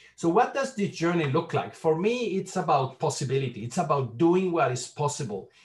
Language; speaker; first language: English; non-native, fluent; Spanish